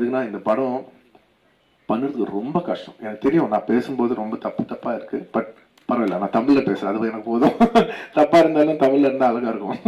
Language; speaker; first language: Tamil; non-native, local second language; Telugu